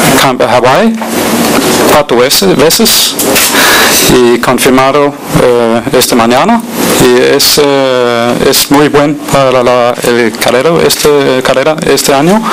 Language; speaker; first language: Spanish; non-native, learner; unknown